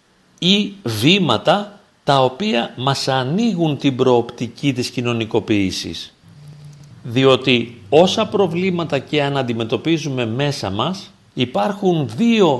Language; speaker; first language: Greek; native; Greek